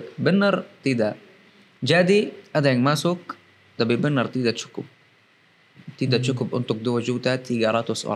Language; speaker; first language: Indonesian; non-native, fluent; Arabic